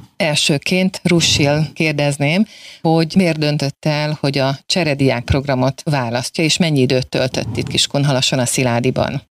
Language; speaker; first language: Hungarian; native; Hungarian